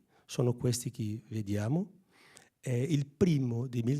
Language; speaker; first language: Italian; non-native, fluent; Portuguese